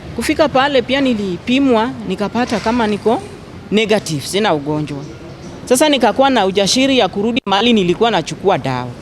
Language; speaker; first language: Swahili; non-native, local second language; Luo (Kenya and Tanzania)